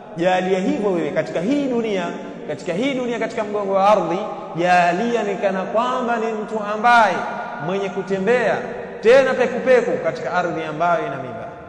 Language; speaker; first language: Swahili; native; Swahili